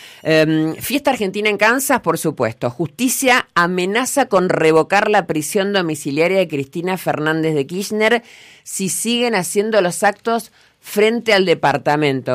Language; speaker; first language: Spanish; native; Spanish